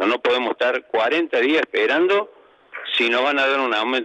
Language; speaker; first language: Spanish; native; Spanish